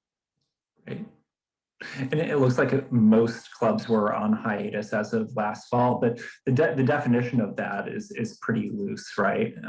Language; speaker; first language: English; native; English